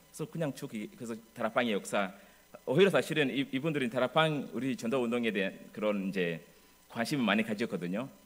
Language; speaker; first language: Korean; non-native, fluent; English